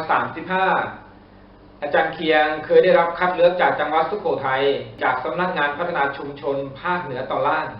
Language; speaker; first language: Thai; native; Thai